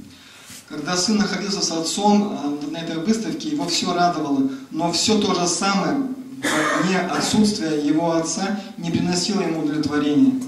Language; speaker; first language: Russian; native; Russian